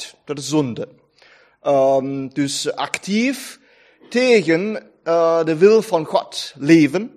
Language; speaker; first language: Dutch; non-native, fluent; German